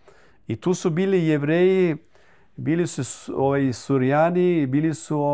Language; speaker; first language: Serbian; early bilingual, heritage; Croatian